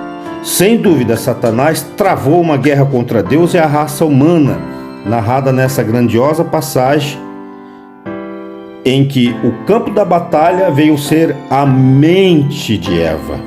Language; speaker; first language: Portuguese; native; Portuguese